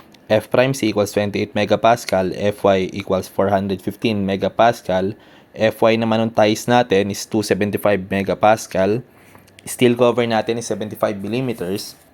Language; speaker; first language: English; non-native, local second language; Filipino